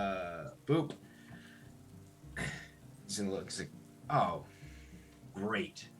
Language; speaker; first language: English; native; English